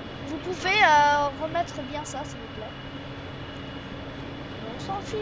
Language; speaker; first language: French; native; French